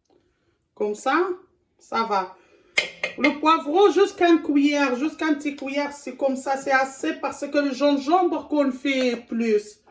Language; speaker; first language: French; non-native, learner; Arabic